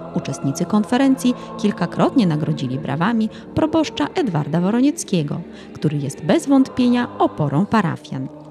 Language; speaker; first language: Polish; early bilingual, heritage; Polish